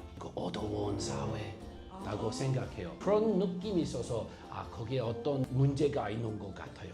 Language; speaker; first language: Korean; non-native, fluent; English